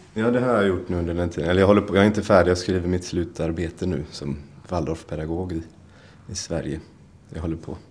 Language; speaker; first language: Swedish; native; Swedish